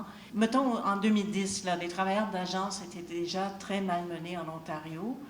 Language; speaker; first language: French; native; French